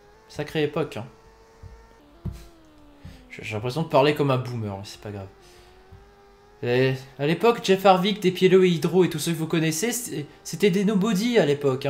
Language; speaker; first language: French; native; French